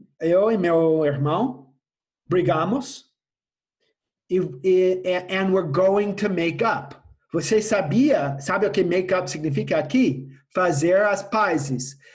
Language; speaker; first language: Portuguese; non-native, fluent; English